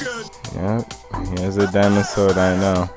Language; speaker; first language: English; native; English